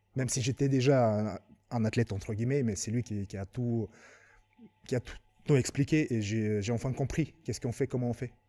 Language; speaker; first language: French; non-native, fluent; Lithuanian